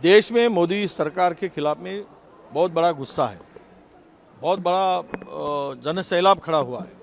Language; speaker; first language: Hindi; non-native, local second language; Marathi